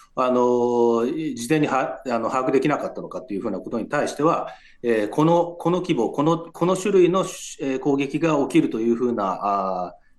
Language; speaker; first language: Japanese; native; Japanese